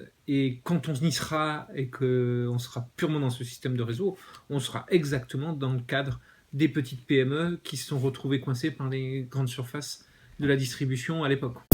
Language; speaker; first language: French; native; French